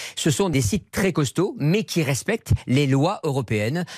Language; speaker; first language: French; native; French